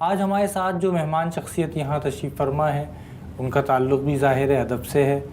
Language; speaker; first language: Urdu; native; Urdu